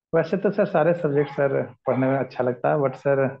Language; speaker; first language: Hindi; native; Hindi